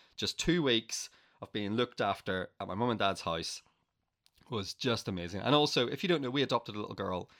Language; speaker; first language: English; native; English